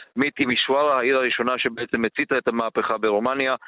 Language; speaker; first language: Hebrew; early bilingual, other home language; Romanian